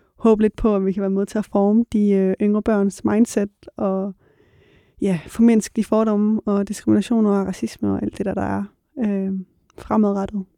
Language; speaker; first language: Danish; early bilingual, other home language; Persian